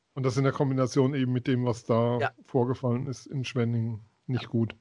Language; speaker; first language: German; native; German